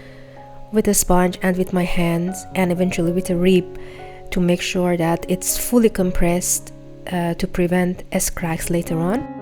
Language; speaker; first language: English; non-native, fluent; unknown